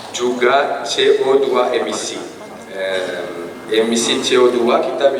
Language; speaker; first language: Indonesian; non-native, fluent; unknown